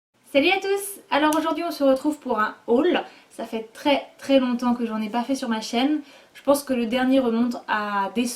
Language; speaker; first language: French; native; French